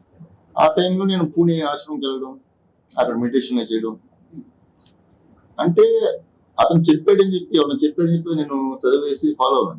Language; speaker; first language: Telugu; native; Telugu